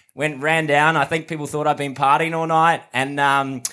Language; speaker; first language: English; native; English